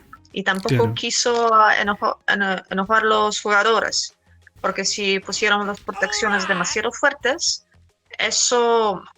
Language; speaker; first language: Spanish; non-native, fluent; Polish